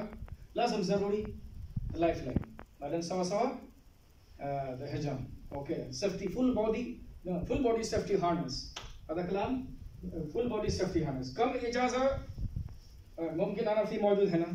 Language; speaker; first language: Arabic; non-native, learner; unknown